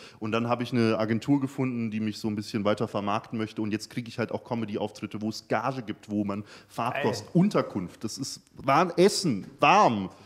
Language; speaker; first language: German; early bilingual, other home language; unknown